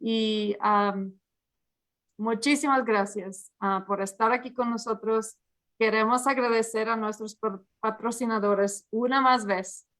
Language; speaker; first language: Spanish; early bilingual, heritage; English